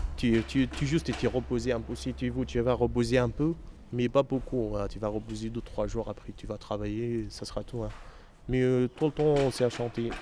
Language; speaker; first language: French; non-native, learner; Arabic